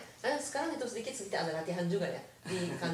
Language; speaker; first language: Indonesian; non-native, fluent; Japanese